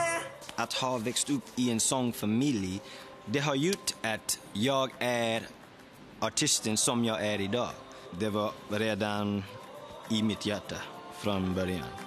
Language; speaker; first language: Swedish; non-native, learner; English